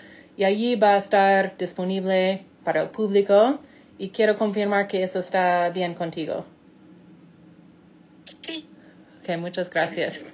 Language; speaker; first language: Spanish; non-native, fluent; English